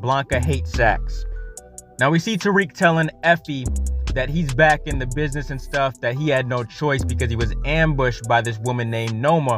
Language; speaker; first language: English; native; English